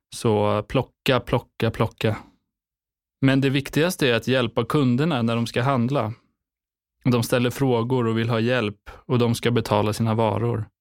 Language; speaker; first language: Swedish; non-native, fluent; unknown